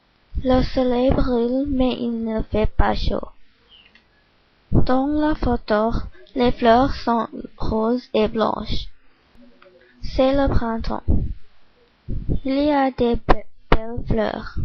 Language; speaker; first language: French; non-native, learner; English